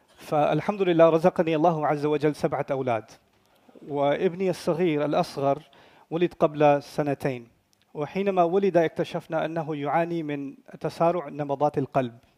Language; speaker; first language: Arabic; non-native, fluent; Urdu